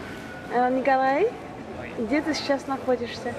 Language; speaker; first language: Russian; non-native, fluent; French